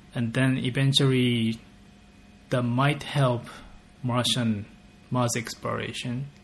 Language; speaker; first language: English; non-native, fluent; Japanese